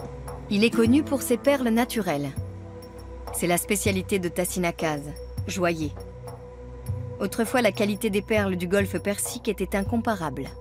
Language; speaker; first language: French; native; French